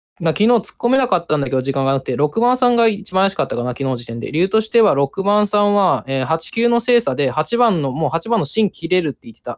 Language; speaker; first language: Japanese; native; Japanese